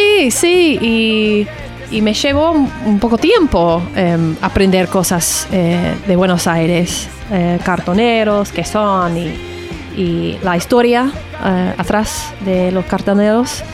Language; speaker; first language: Spanish; non-native, learner; English